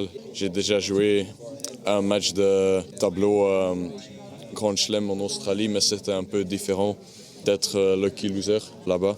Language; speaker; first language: French; non-native, fluent; Dutch